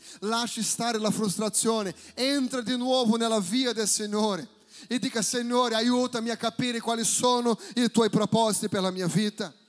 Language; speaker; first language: Italian; non-native, fluent; Portuguese